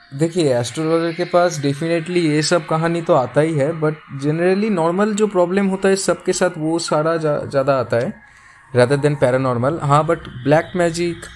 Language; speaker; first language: Hindi; non-native, local second language; Bangla